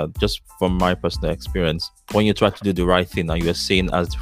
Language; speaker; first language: English; non-native, local second language; Yoruba